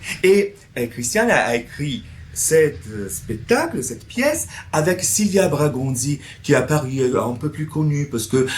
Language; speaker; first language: French; non-native, fluent; Italian